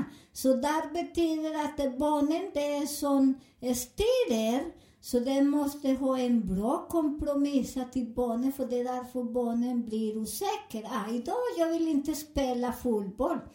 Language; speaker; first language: Swedish; non-native, learner; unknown